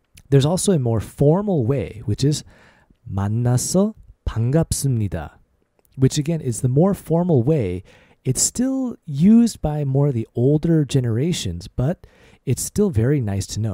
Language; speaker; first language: English; native; English